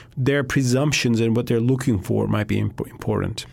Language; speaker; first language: English; non-native, fluent; Turkish